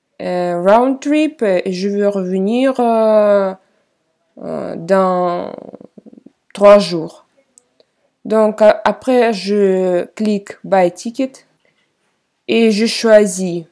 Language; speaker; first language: French; non-native, fluent; Russian